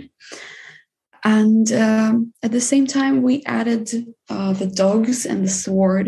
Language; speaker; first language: English; non-native, fluent; Czech